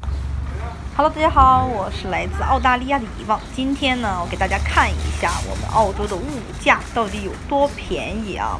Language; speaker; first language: Chinese; native; Chinese